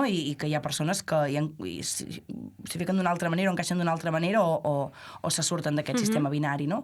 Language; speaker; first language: Catalan; native; Catalan